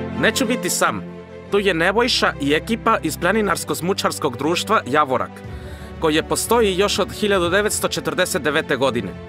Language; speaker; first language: Serbian; non-native, fluent; Spanish